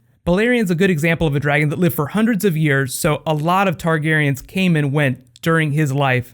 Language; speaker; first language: English; native; English